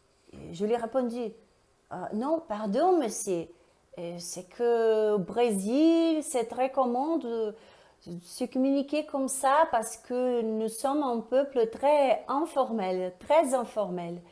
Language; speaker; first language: French; non-native, fluent; Portuguese